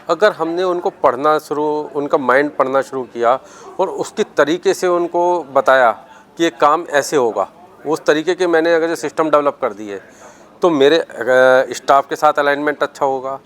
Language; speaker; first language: Hindi; native; Hindi